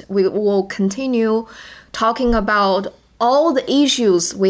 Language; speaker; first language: English; non-native, fluent; Chinese